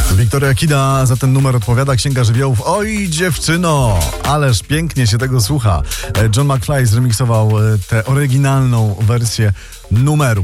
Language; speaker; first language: Polish; native; Polish